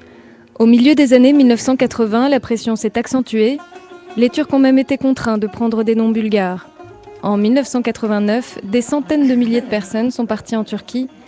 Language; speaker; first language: French; native; French